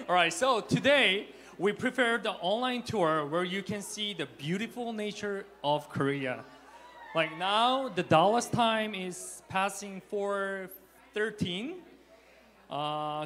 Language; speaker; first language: English; non-native, fluent; Korean